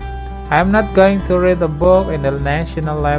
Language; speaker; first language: English; non-native, learner; Indonesian